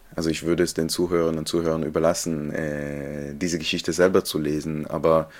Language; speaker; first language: German; non-native, fluent; Hebrew